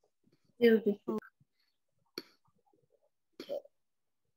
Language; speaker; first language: English; non-native, learner; Korean